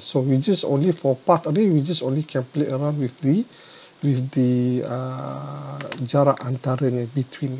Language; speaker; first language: English; non-native, local second language; Malay